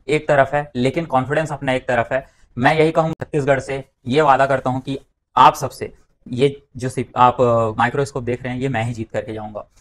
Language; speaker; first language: Hindi; native; Hindi